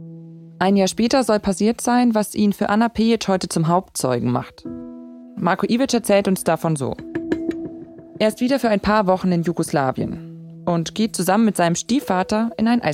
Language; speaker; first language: German; native; German